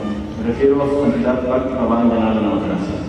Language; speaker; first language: Spanish; native; Spanish